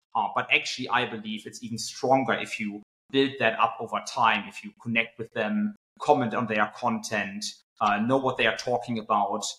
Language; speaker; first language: English; non-native, fluent; German